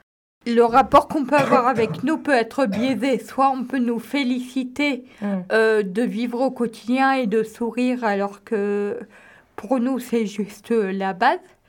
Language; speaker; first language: French; native; French